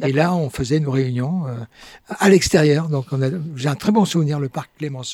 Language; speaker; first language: French; native; French